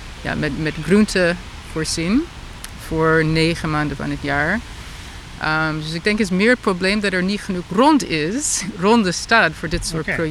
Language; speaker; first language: Dutch; non-native, fluent; English